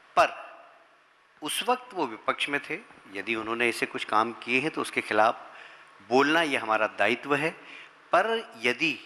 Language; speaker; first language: Hindi; native; Hindi